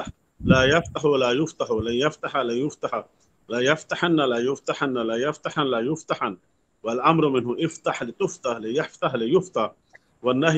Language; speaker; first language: Arabic; non-native, learner; Urdu